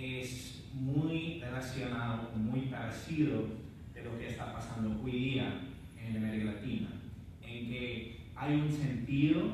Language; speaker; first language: Spanish; non-native, fluent; English